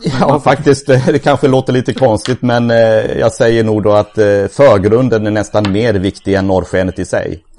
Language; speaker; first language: Swedish; native; Swedish